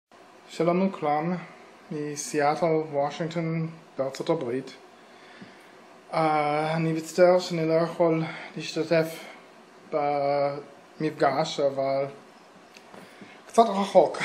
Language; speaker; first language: Hebrew; early bilingual, other home language; English